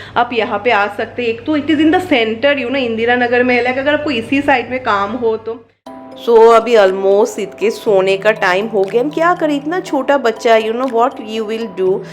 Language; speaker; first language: Hindi; non-native, local second language; Bangla